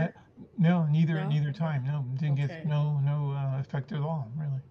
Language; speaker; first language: English; early bilingual, other home language; Spanish